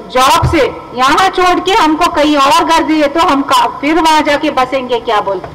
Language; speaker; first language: Hindi; non-native, local second language; Telugu